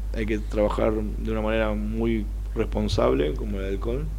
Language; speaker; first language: Spanish; native; Spanish